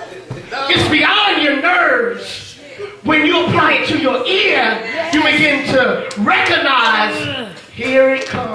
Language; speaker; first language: English; native; English